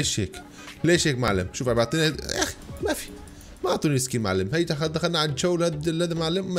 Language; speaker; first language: Arabic; native; Arabic